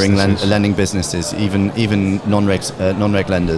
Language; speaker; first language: English; native; English